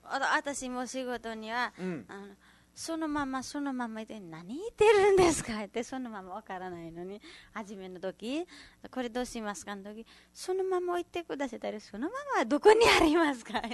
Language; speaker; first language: Japanese; non-native, learner; Nepali